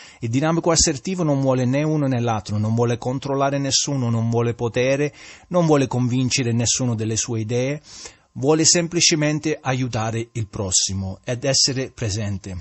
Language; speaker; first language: Italian; non-native, fluent; English